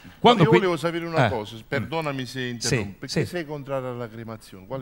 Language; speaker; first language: Italian; native; Italian